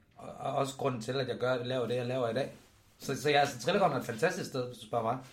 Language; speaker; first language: Danish; native; Danish